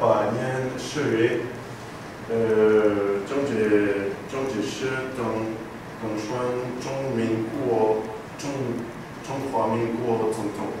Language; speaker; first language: Chinese; non-native, learner; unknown